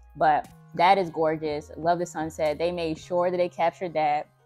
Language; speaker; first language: English; native; English